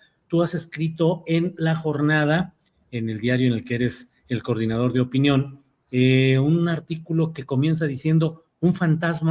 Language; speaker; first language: Spanish; native; Spanish